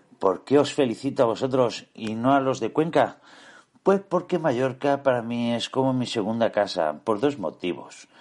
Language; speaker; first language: Spanish; native; Spanish